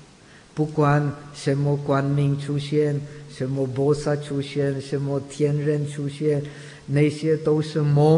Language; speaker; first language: Chinese; non-native, fluent; Czech